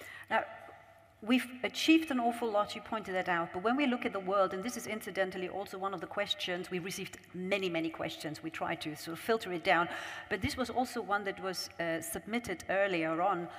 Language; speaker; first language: English; non-native, fluent; German